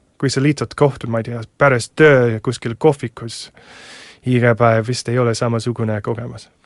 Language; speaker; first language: Estonian; non-native, fluent; English